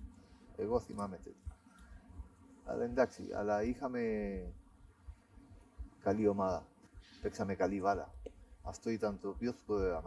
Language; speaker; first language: Greek; non-native, learner; Spanish